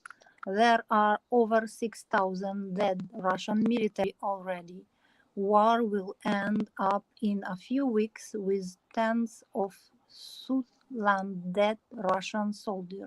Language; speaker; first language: English; non-native, learner; Ukrainian